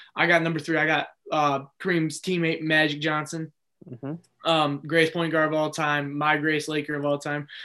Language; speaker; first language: English; native; English